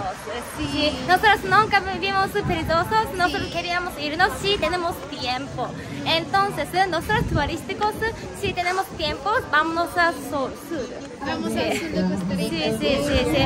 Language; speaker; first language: Spanish; non-native, learner; Japanese